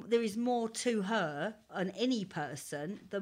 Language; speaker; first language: English; native; English